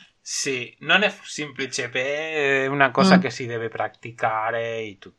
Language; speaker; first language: Italian; non-native, learner; Spanish